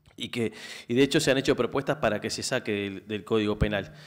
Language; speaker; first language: Spanish; native; Spanish